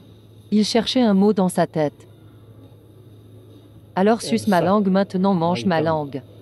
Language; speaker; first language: French; non-native, learner; Tibetan